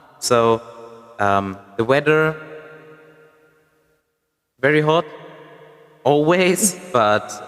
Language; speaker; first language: English; non-native, fluent; German